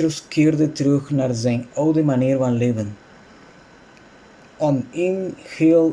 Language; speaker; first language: Dutch; non-native, fluent; Spanish